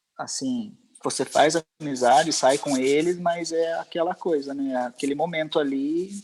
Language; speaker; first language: Portuguese; native; Portuguese